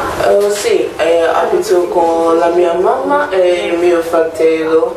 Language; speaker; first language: Italian; non-native, learner; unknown